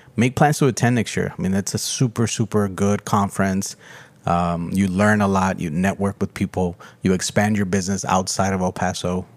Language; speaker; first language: English; early bilingual, other home language; Spanish